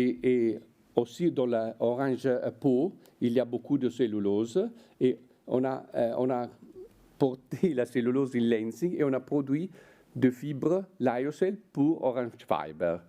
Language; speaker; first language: French; non-native, fluent; Italian